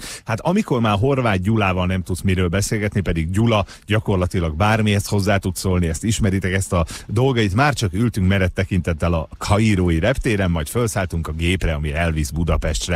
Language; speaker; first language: Hungarian; native; Hungarian